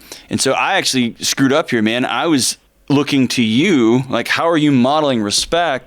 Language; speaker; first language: English; native; English